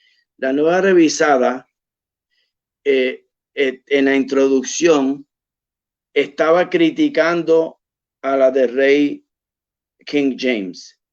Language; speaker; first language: Spanish; early bilingual, heritage; Spanish